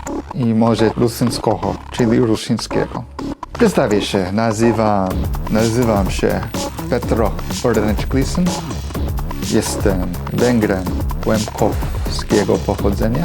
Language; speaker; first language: Polish; non-native, fluent; English